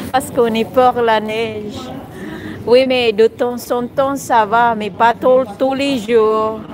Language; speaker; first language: French; non-native, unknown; Filipino